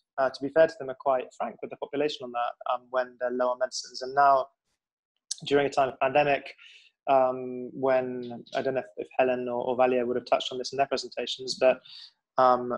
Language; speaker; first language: English; native; English